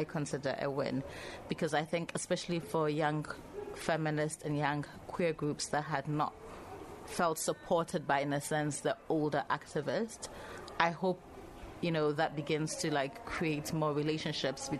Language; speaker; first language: English; non-native, local second language; Akan